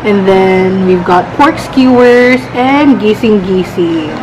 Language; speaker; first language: English; non-native, local second language; Filipino